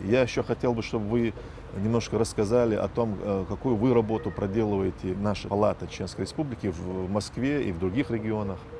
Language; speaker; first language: Russian; non-native, local second language; Chechen